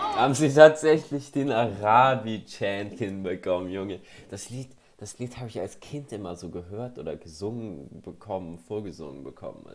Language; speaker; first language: German; native; German